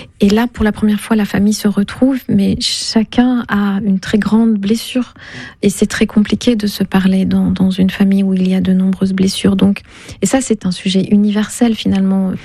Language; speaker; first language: French; non-native, local second language; Kinyarwanda